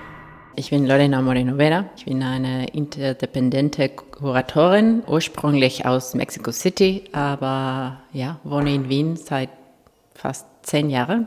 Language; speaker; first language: German; non-native, fluent; Spanish